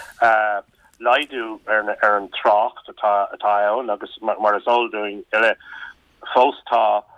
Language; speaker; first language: Irish; non-native, local second language; English